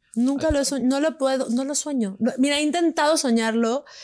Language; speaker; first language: Spanish; native; Spanish